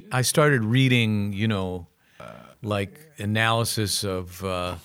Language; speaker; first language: English; native; English